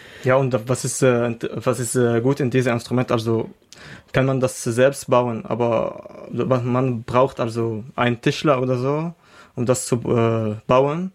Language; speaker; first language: German; non-native, learner; Arabic